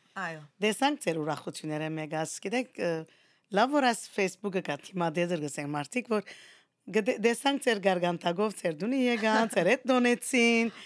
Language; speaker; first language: Armenian; early bilingual, heritage; Armenian